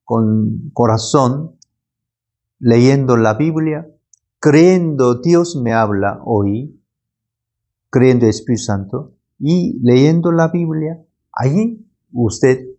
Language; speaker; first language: Spanish; non-native, learner; Korean